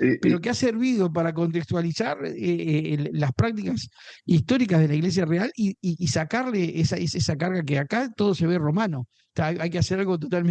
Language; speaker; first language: Spanish; native; Spanish